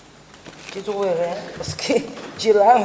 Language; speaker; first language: French; non-native, learner; Catalan